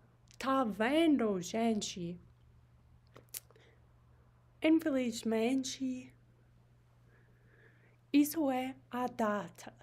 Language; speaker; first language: Portuguese; non-native, learner; English